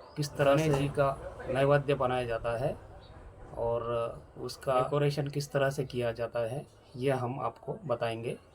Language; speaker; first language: Hindi; non-native, local second language; Marathi